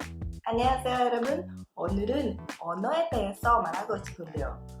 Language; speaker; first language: Korean; non-native, fluent; Portuguese